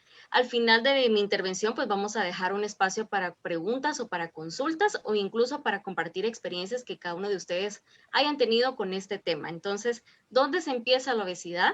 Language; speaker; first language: Spanish; native; Spanish